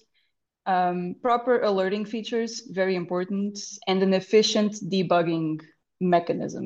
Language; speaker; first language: English; non-native, fluent; Portuguese